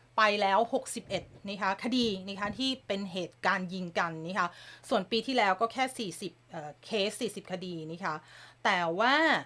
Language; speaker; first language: Thai; native; Thai